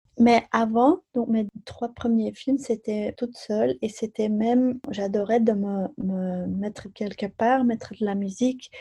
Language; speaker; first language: French; non-native, local second language; Dutch